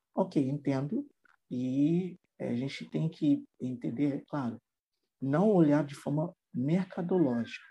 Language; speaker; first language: Portuguese; non-native, fluent; English